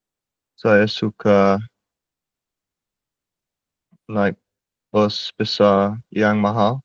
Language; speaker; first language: Indonesian; non-native, learner; English